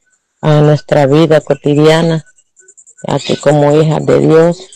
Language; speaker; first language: Spanish; native; Spanish